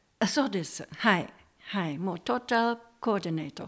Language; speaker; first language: Japanese; non-native, fluent; English